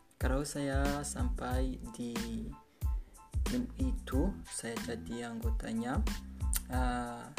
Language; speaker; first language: Indonesian; non-native, learner; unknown